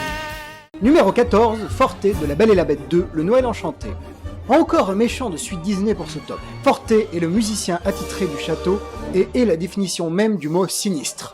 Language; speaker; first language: French; native; French